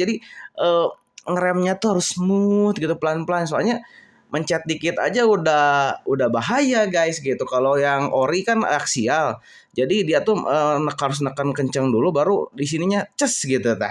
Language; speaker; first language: Indonesian; native; Indonesian